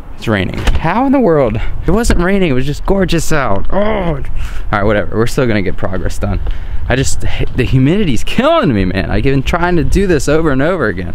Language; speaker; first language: English; native; English